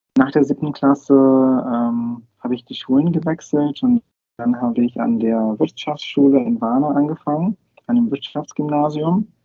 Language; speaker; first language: German; non-native, fluent; Bulgarian